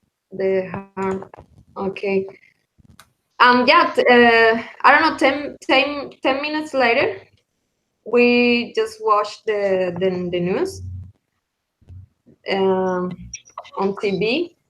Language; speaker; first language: English; non-native, learner; Spanish